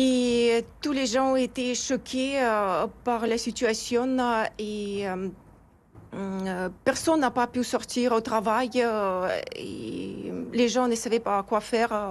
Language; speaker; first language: French; non-native, fluent; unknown